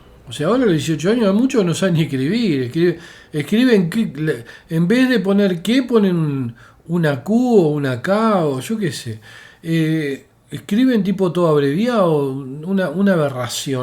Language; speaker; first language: Spanish; native; Spanish